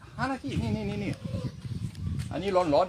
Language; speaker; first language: Thai; non-native, learner; French